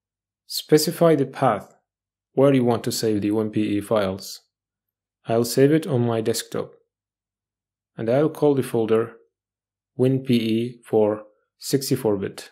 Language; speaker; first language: English; non-native, fluent; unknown